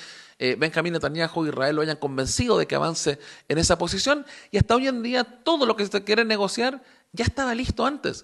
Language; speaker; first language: Spanish; native; Spanish